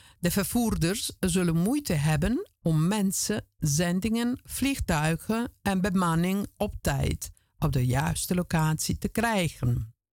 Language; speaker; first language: Dutch; non-native, fluent; Italian